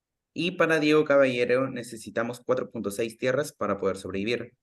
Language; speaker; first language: Spanish; native; Spanish